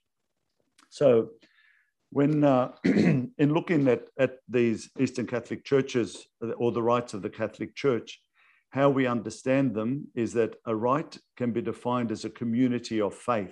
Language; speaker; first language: English; native; English